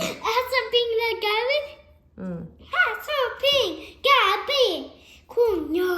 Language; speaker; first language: Korean; early bilingual, heritage; Korean